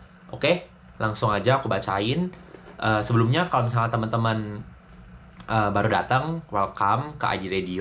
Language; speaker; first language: Indonesian; native; Indonesian